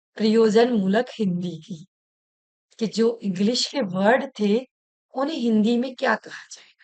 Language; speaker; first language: Hindi; native; Hindi